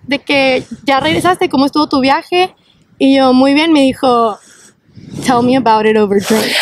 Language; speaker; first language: Spanish; early bilingual, heritage; Spanish